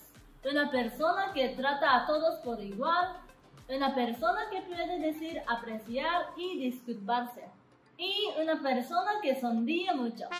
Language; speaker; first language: Spanish; non-native, learner; Japanese